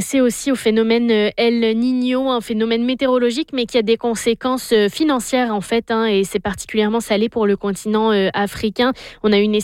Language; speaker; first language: French; native; French